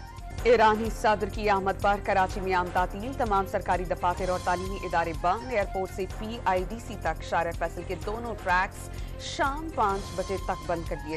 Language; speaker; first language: Urdu; native; Urdu